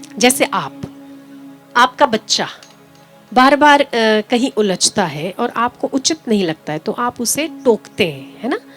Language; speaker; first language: Hindi; native; Hindi